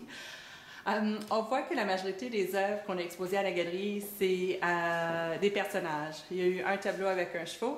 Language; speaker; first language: French; native; French